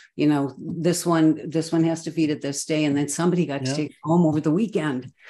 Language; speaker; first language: English; native; English